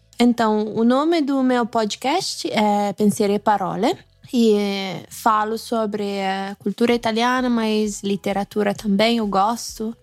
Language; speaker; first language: Portuguese; non-native, fluent; Italian